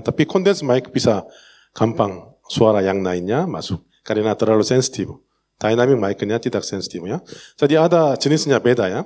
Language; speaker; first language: Indonesian; non-native, learner; Korean